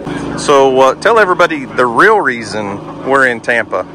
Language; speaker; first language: English; native; English